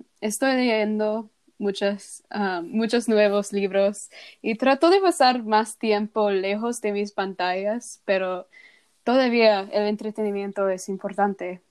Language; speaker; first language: Spanish; non-native, learner; English